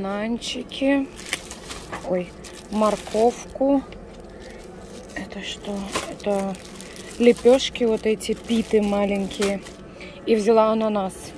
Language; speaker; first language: Russian; native; Russian